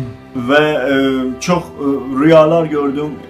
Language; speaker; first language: Turkish; non-native, fluent; Azerbaijani